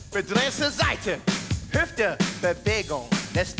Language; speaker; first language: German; non-native, fluent; English